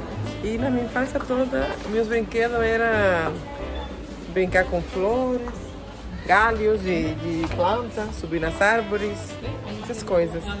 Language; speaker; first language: Portuguese; non-native, fluent; Spanish